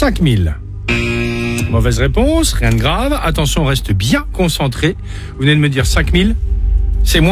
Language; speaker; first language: French; native; French